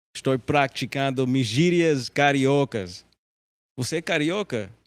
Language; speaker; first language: Portuguese; non-native, learner; English